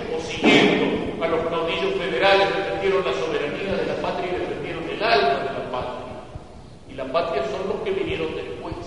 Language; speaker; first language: Spanish; native; Spanish